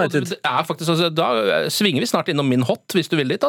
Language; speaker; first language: Norwegian; native; Norwegian